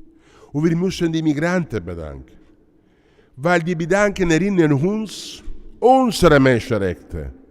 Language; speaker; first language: German; non-native, learner; Italian